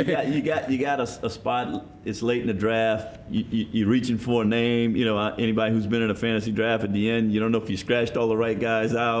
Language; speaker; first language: English; native; English